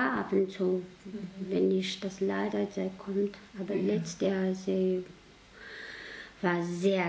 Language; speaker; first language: German; non-native, learner; Mongolian